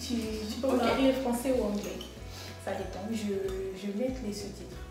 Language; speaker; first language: French; non-native, learner; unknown